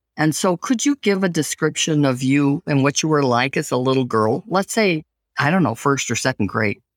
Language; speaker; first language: English; native; English